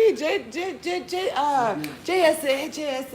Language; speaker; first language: French; non-native, learner; English